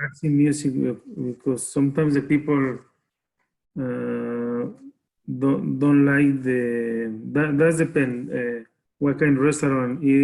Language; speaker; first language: English; non-native, learner; Spanish